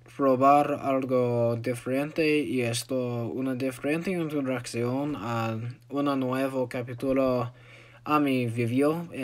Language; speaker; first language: Spanish; non-native, learner; English